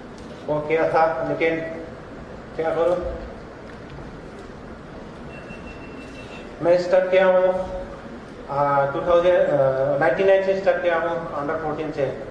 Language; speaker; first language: Hindi; non-native, local second language; Bodo